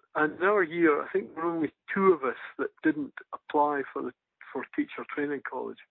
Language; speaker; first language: English; native; English